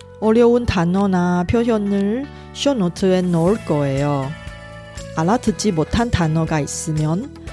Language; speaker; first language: Korean; non-native, fluent; Chinese